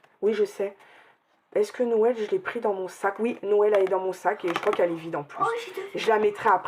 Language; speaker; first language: French; native; French